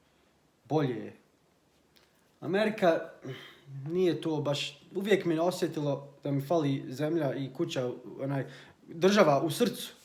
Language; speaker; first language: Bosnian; early bilingual, heritage; Bosnian